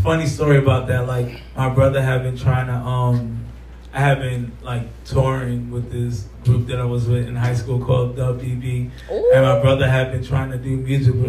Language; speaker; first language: English; native; English